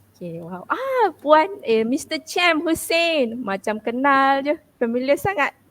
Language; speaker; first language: Malay; native; Malay